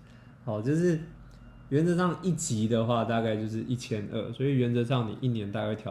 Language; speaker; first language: Chinese; native; Chinese